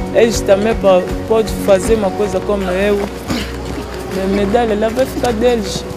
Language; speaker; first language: Portuguese; non-native, learner; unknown